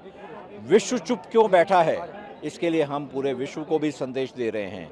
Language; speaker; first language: Hindi; native; Hindi